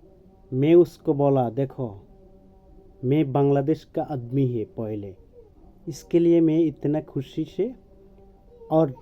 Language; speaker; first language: Hindi; non-native, learner; Bangla